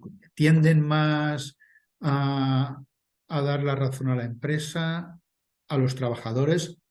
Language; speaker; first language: Spanish; native; Spanish